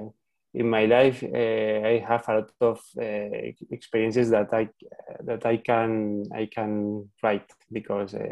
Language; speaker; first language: English; non-native, learner; Spanish